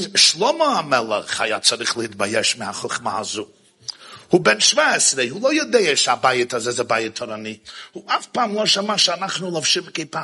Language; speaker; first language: Hebrew; non-native, fluent; English